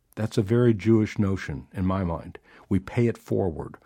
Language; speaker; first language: English; native; English